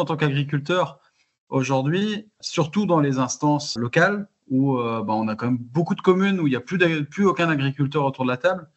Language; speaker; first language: French; native; French